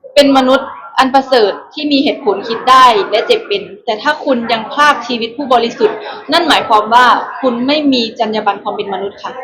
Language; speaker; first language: Thai; early bilingual, other home language; Khmer